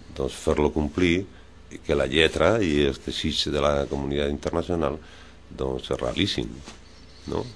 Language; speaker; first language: Catalan; non-native, local second language; Spanish